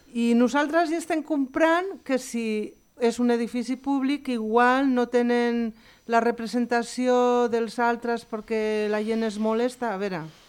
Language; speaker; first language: Catalan; non-native, local second language; Spanish